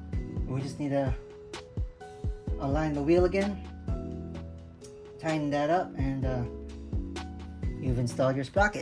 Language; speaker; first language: English; native; English